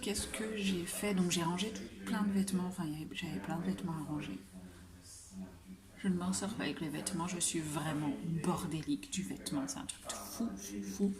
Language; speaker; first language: French; native; French